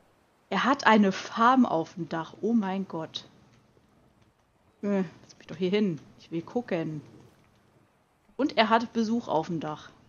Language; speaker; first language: German; native; German